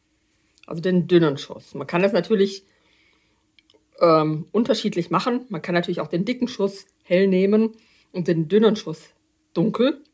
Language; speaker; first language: German; native; German